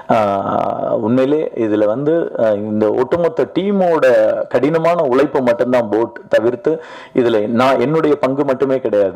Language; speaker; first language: Tamil; native; Tamil